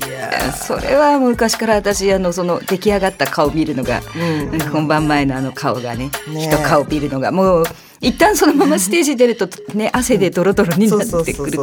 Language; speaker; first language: Japanese; native; Japanese